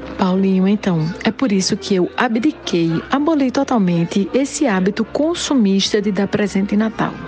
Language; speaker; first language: Portuguese; native; Portuguese